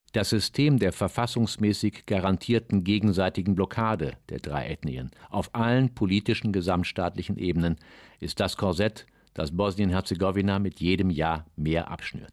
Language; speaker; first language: German; native; German